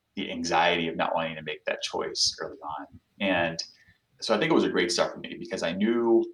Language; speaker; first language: English; non-native, fluent; Portuguese